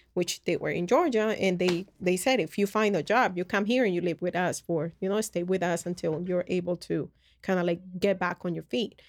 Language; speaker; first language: English; early bilingual, other home language; Spanish